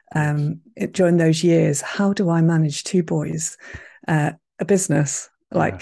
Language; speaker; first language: English; native; English